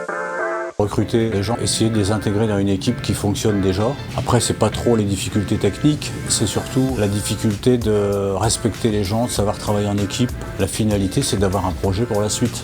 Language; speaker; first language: French; native; French